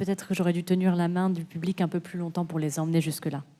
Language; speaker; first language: French; native; French